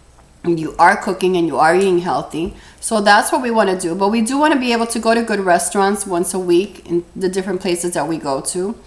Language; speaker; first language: English; native; English